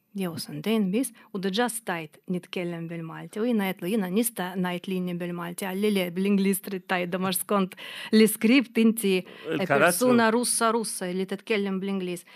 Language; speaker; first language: Maltese; non-native, fluent; Russian